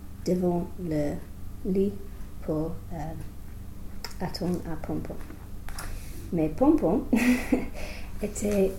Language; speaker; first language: French; non-native, learner; English